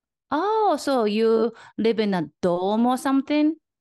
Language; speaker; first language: English; non-native, learner; Japanese